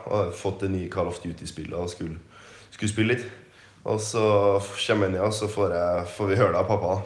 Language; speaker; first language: Norwegian; native; Norwegian